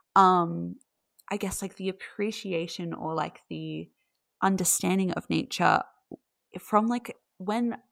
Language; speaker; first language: English; native; English